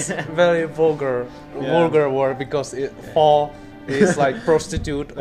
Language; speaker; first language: English; non-native, fluent; Vietnamese